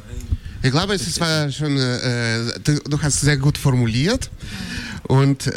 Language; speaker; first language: German; non-native, fluent; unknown